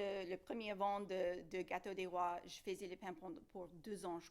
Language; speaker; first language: French; non-native, local second language; English